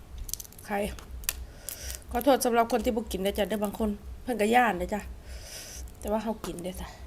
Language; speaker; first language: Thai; non-native, local second language; Northeastern Thai